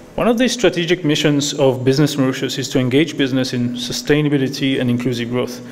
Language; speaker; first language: English; non-native, local second language; Morisyen